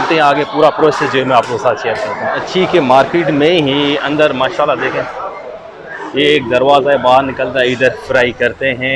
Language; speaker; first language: Hindi; native; Hindi